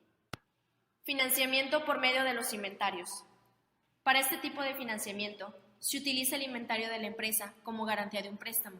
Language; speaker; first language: Spanish; native; Spanish